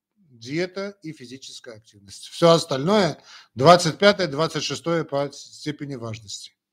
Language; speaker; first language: Russian; non-native, local second language; Armenian